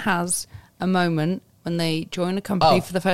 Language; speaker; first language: English; native; English